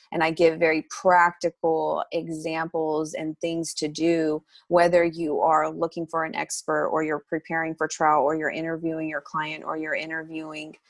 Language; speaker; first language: English; native; English